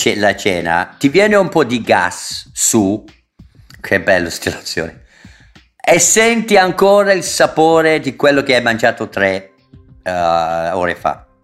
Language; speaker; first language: Italian; non-native, fluent; English